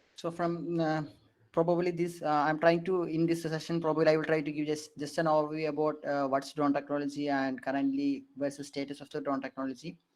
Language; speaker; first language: English; non-native, local second language; Malayalam